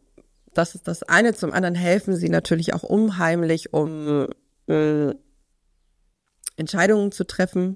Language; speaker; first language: German; native; German